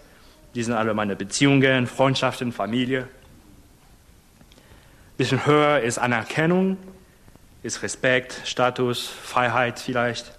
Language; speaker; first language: German; non-native, fluent; English